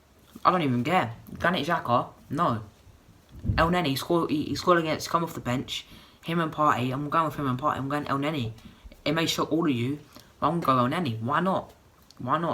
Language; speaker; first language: English; native; English